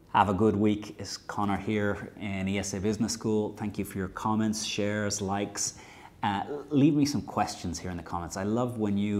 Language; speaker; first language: English; native; English